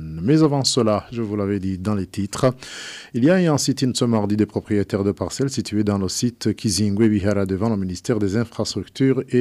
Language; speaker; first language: French; non-native, local second language; Rundi